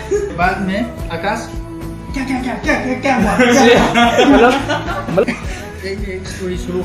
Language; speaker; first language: Hindi; non-native, local second language; Assamese